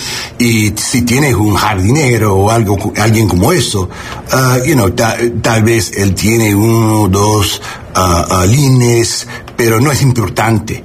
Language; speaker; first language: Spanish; non-native, learner; English